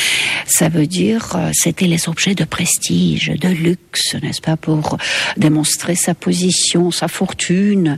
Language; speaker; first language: French; non-native, fluent; Estonian